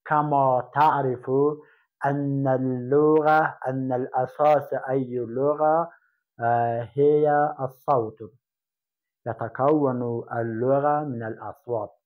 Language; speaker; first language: Arabic; non-native, fluent; Persian